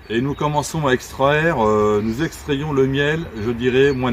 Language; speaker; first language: French; native; French